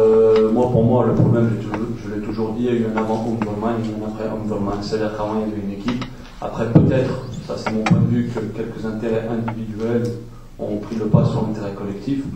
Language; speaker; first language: French; native; French